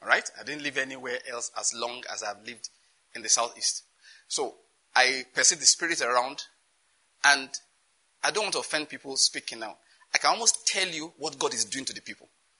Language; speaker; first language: English; non-native, local second language; Yoruba